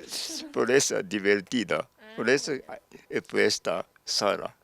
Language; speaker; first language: Spanish; non-native, learner; Japanese